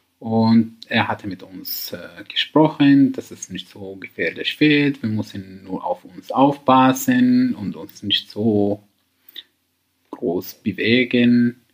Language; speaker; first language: German; non-native, learner; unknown